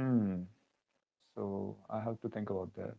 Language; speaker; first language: English; non-native, local second language; Hindi